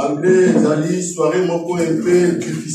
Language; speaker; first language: French; non-native, local second language; Lingala